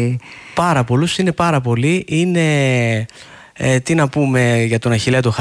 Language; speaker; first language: Greek; native; Greek